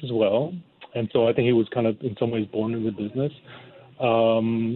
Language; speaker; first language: English; non-native, local second language; Cantonese